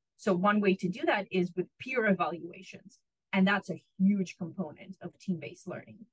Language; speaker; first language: English; non-native, fluent; Russian